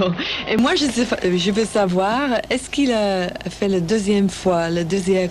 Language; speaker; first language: French; non-native, learner; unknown